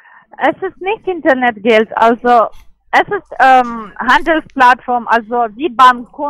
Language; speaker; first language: German; non-native, learner; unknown